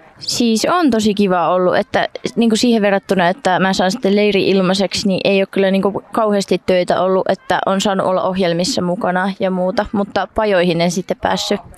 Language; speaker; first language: Finnish; early bilingual, heritage; Finnish